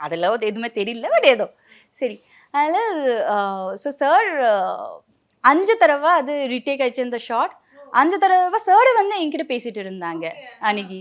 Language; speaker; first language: Tamil; non-native, local second language; Bangla